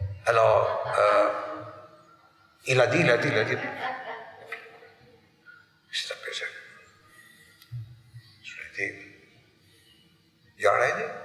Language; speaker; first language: French; non-native, fluent; Greek